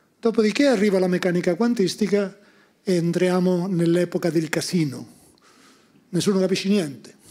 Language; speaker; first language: Italian; non-native, fluent; Spanish